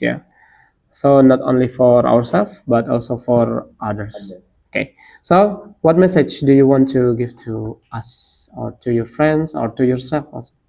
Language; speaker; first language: English; non-native, learner; Indonesian